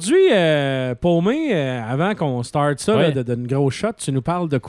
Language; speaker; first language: French; native; French